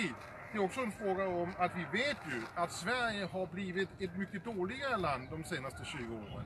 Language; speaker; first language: Swedish; early bilingual, heritage; Danish